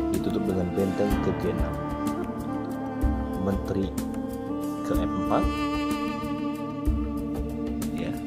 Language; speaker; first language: Indonesian; native; Indonesian